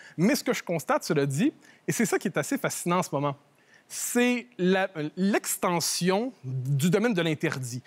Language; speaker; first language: French; native; French